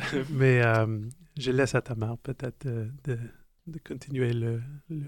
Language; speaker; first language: French; non-native, learner; English